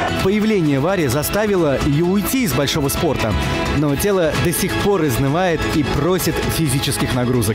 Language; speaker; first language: Russian; native; Russian